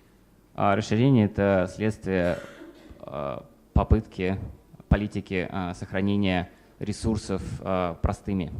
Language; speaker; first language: Russian; native; Russian